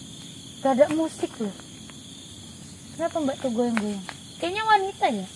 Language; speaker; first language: Indonesian; native; Indonesian